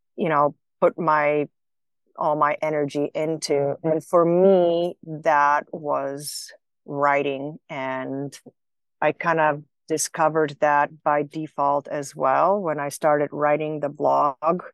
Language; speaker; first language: English; non-native, fluent; Slovenian